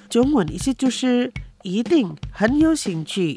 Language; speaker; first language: Chinese; non-native, fluent; Indonesian